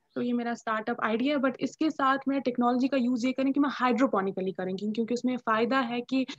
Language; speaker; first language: Hindi; native; Hindi